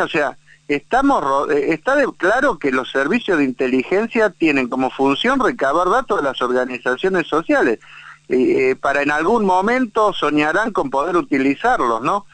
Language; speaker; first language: Spanish; native; Spanish